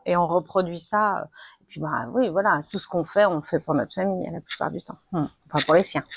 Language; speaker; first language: French; early bilingual, other home language; Spanish